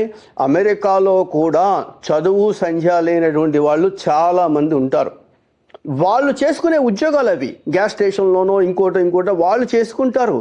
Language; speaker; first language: Telugu; native; Telugu